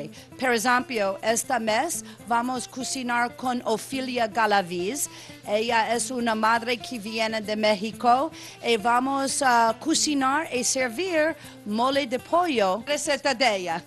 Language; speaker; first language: Spanish; non-native, learner; Italian